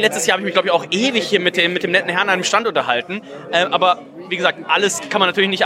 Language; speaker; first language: German; native; German